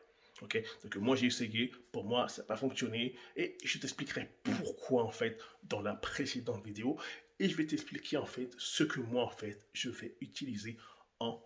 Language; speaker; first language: French; native; French